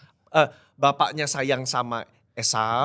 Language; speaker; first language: Indonesian; native; Indonesian